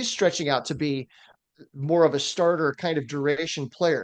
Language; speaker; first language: English; native; English